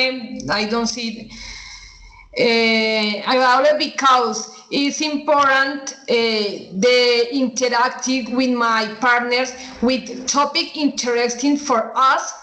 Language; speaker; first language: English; non-native, learner; Spanish